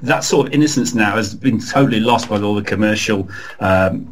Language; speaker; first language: English; native; English